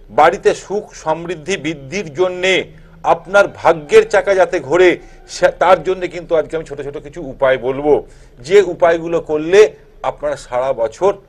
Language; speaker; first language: Bangla; native; Bangla